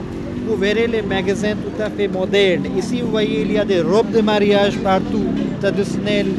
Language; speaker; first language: French; non-native, fluent; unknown